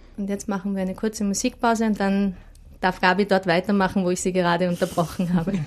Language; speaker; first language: German; native; German